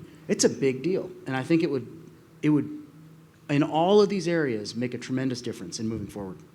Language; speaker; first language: English; native; English